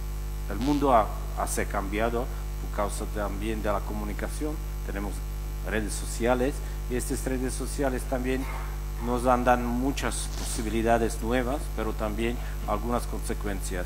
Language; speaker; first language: Spanish; non-native, fluent; Czech